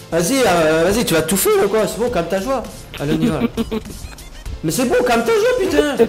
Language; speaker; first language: French; native; French